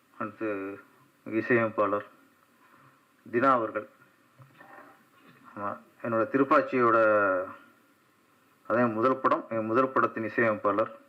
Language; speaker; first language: Tamil; native; Tamil